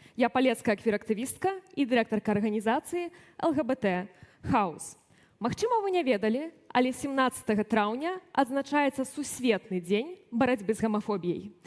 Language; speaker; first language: Belarusian; native; Belarusian